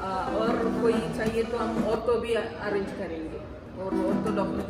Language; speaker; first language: Hindi; non-native, learner; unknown